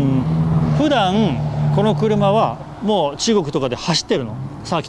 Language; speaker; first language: Japanese; native; Japanese